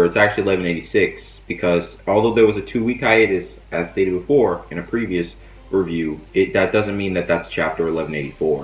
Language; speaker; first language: English; native; English